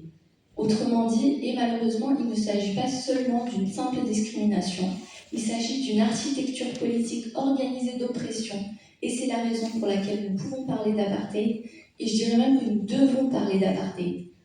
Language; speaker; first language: French; native; French